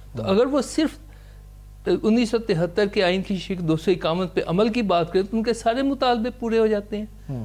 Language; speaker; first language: Urdu; non-native, local second language; Punjabi